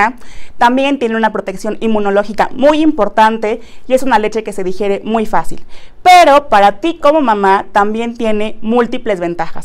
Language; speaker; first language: Spanish; native; Spanish